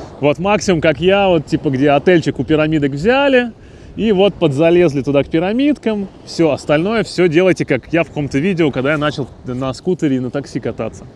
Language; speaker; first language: Russian; native; Russian